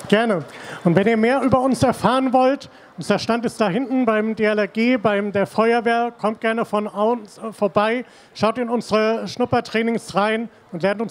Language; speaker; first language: German; native; German